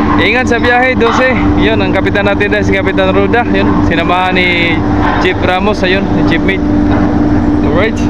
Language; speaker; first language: Filipino; non-native, local second language; Cebuano